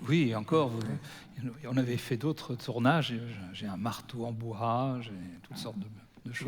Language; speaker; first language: French; native; French